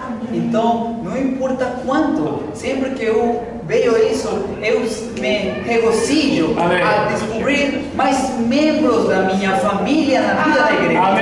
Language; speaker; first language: Portuguese; non-native, fluent; Spanish